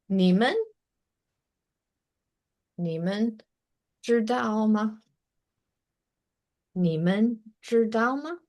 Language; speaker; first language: Chinese; non-native, fluent; English